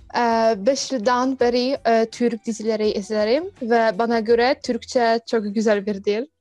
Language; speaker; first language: Turkish; non-native, learner; Polish